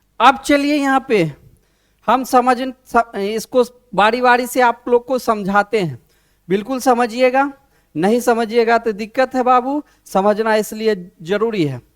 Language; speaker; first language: Hindi; native; Hindi